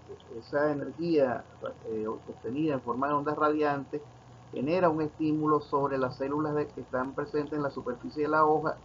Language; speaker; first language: Spanish; native; Spanish